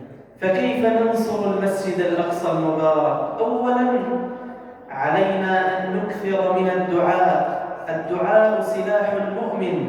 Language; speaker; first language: Arabic; native; Arabic